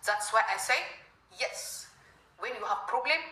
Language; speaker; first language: English; non-native, learner; Amharic